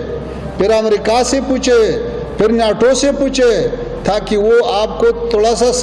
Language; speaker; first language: Hindi; non-native, fluent; Pashto